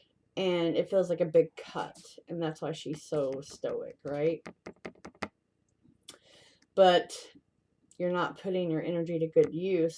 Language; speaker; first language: English; native; English